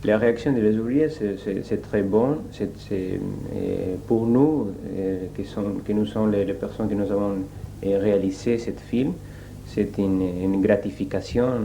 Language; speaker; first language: French; non-native, learner; Spanish